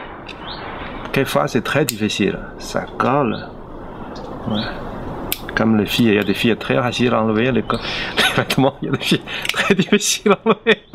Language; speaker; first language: French; non-native, learner; Chinese